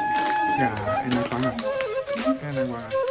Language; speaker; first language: Indonesian; non-native, learner; Dutch